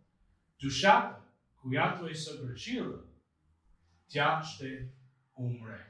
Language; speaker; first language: Bulgarian; non-native, fluent; English